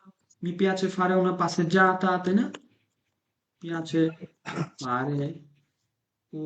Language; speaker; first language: Italian; non-native, fluent; Bangla